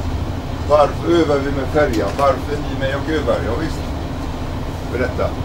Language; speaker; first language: Swedish; native; Swedish